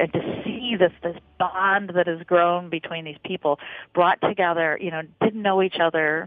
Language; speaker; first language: English; native; English